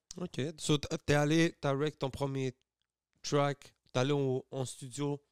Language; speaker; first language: French; native; French